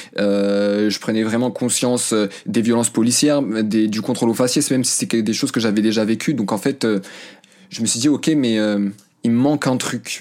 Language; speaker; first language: French; early bilingual, other home language; Arabic